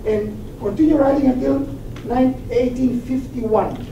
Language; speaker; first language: English; non-native, fluent; Greek